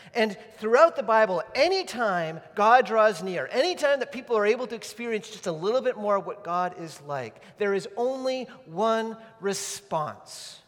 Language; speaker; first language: English; native; English